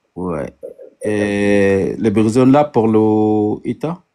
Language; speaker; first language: French; non-native, learner; Arabic